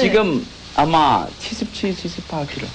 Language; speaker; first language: Korean; non-native, learner; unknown